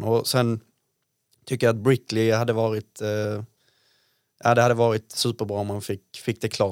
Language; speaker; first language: Swedish; native; Swedish